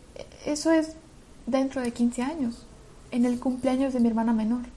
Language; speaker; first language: Spanish; early bilingual, other home language; Russian